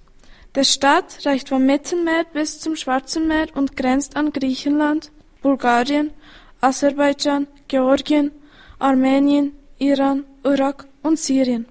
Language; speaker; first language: German; early bilingual, other home language; Turkish